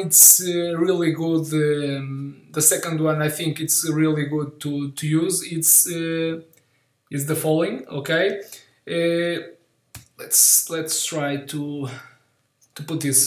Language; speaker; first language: English; non-native, learner; Portuguese